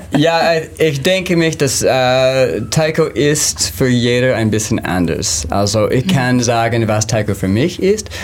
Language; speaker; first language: German; non-native, learner; English